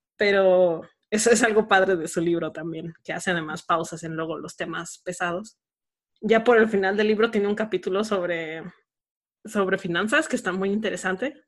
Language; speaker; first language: Spanish; native; Spanish